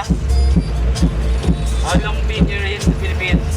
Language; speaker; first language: English; non-native, local second language; Filipino